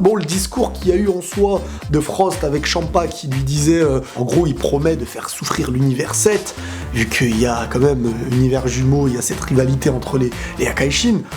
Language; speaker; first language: French; native; French